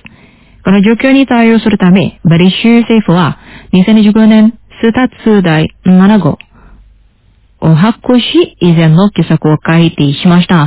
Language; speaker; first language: Japanese; non-native, fluent; Indonesian